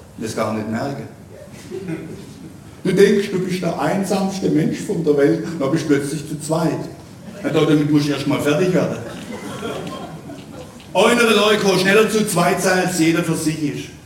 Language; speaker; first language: German; native; German